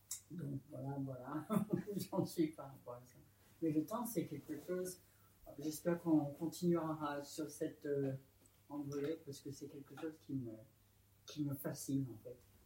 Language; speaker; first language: French; native; French